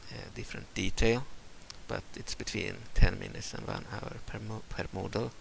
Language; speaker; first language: English; non-native, fluent; Swedish